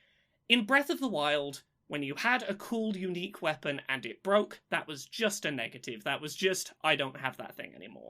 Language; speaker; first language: English; native; English